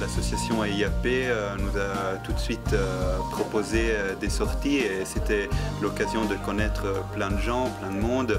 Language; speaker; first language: French; non-native, fluent; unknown